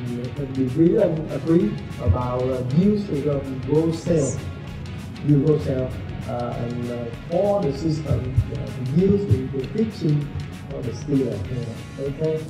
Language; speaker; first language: English; non-native, learner; Vietnamese